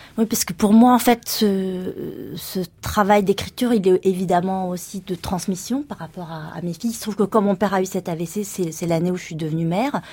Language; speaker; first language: French; early bilingual, other home language; Vietnamese